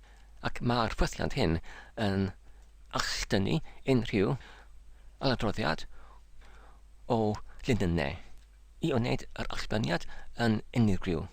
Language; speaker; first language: Welsh; non-native, learner; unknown